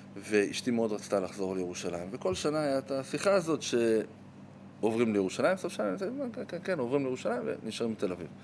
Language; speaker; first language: Hebrew; native; Hebrew